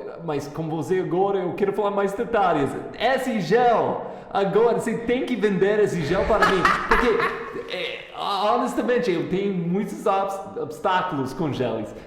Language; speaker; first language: Portuguese; non-native, fluent; English